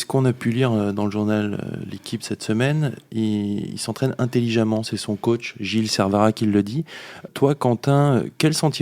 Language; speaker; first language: French; native; French